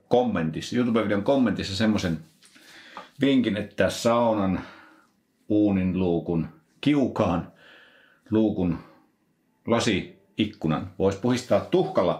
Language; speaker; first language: Finnish; native; Finnish